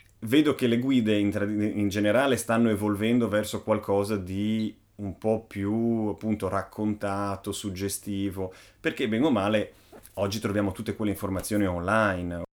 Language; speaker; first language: Italian; native; Italian